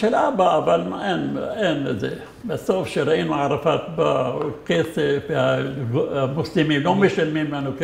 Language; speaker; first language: Hebrew; non-native, fluent; Arabic